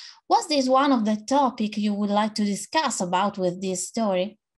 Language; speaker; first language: English; non-native, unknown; Italian